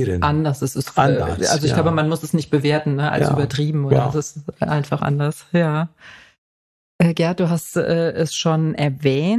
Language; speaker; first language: German; native; German